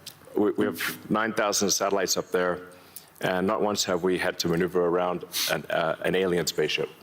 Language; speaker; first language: English; early bilingual, other home language; Afrikaans